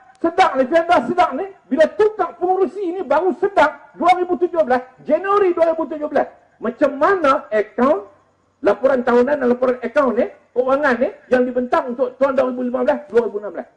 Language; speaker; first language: Malay; native; Malay